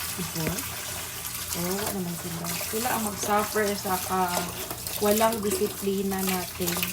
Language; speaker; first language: Filipino; non-native, local second language; Cebuano